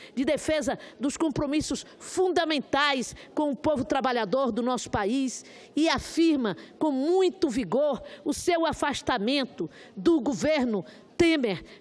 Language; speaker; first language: Portuguese; native; Portuguese